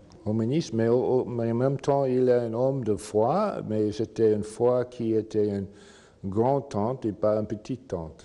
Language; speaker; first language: French; non-native, fluent; English